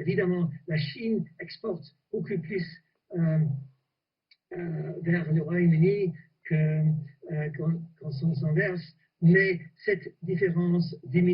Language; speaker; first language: French; non-native, fluent; English